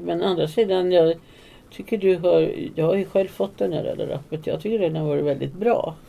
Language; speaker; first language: Swedish; native; Swedish